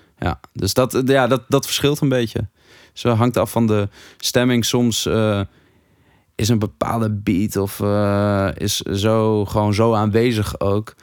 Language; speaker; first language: Dutch; native; Dutch